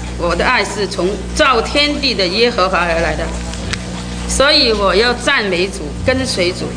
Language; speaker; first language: Chinese; non-native, local second language; Cantonese